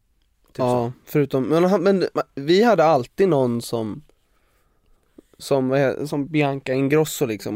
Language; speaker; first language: Swedish; native; Swedish